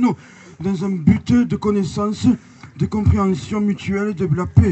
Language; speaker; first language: French; native; French